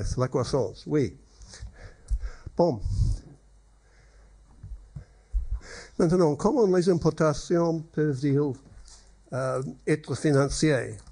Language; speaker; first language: French; non-native, learner; English